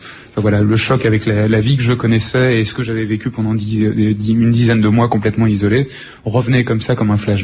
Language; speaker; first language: French; native; French